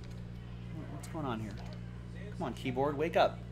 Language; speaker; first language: English; native; English